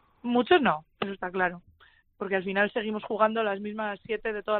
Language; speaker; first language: Spanish; native; Spanish